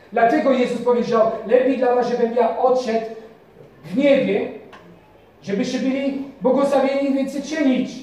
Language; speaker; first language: Polish; non-native, fluent; French